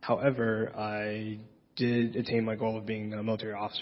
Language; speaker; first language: English; early bilingual, other home language; Spanish